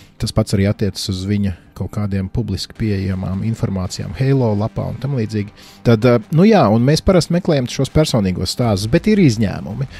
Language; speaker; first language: Latvian; native; Latvian